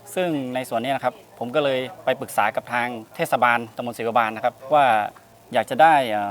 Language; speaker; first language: Thai; native; Thai